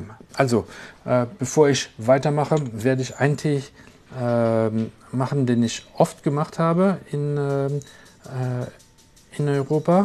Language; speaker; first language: German; non-native, local second language; French